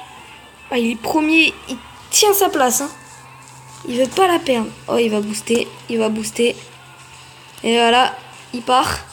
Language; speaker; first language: French; native; French